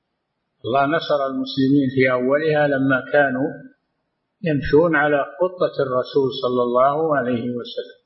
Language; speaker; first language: Arabic; native; Arabic